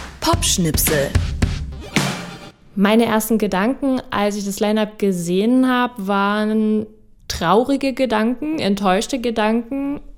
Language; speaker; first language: German; native; German